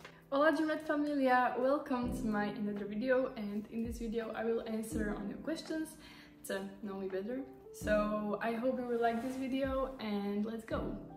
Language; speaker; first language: English; non-native, fluent; Slovak